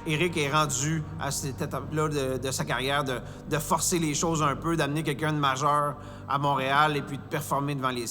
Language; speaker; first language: French; native; French